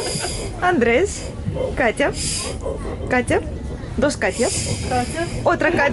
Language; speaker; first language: Spanish; non-native, fluent; Russian